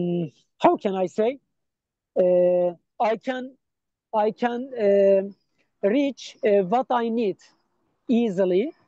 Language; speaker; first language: English; non-native, learner; Turkish